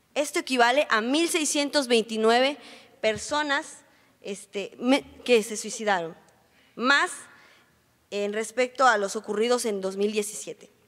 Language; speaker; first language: Spanish; native; Spanish